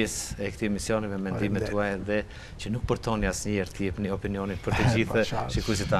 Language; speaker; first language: Albanian; native; Albanian